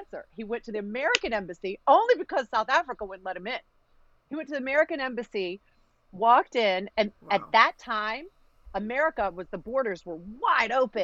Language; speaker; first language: English; early bilingual, other home language; Greek